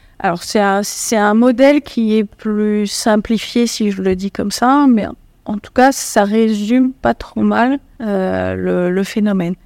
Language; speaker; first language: French; non-native, local second language; Arabic